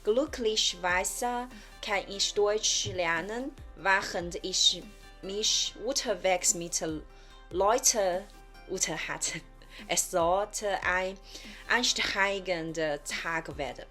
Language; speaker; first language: German; non-native, learner; Chinese